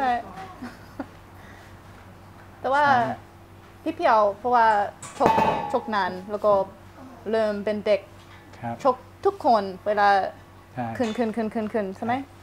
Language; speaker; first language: Thai; non-native, fluent; English